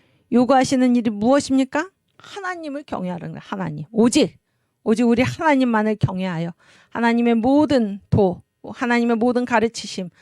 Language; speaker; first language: Korean; native; Korean